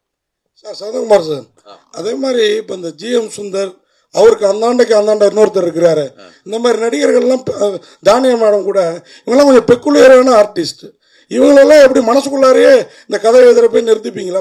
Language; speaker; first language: Tamil; native; Tamil